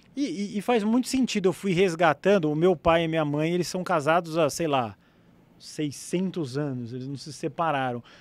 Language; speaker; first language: Portuguese; native; Portuguese